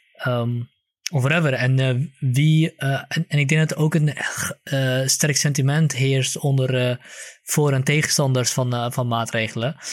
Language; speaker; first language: Dutch; early bilingual, other home language; Kurdish